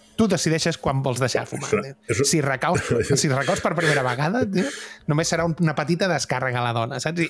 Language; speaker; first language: Catalan; native; Catalan